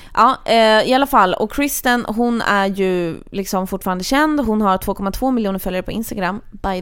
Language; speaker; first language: Swedish; native; Swedish